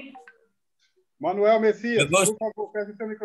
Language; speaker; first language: Portuguese; native; Portuguese